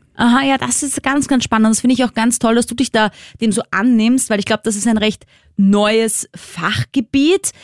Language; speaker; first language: German; native; German